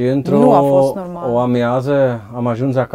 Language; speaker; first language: Romanian; non-native, learner; Dutch